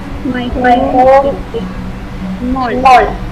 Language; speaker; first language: English; non-native, learner; Spanish